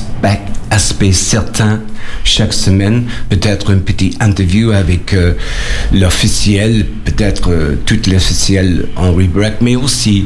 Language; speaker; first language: French; non-native, learner; English